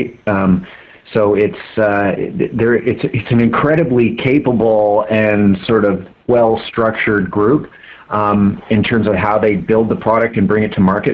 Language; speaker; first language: English; native; English